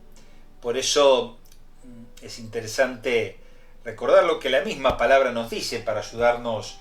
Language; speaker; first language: Spanish; native; Spanish